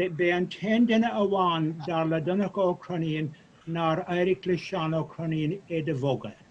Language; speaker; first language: Irish; native; Irish